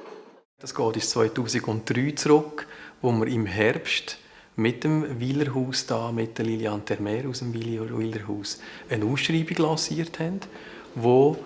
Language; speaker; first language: German; native; German